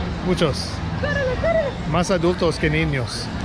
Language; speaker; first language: Spanish; non-native, learner; English